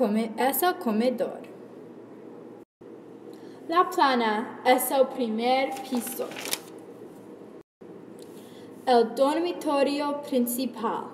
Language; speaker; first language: Spanish; non-native, learner; English